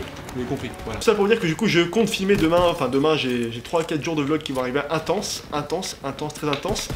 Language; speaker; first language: French; native; French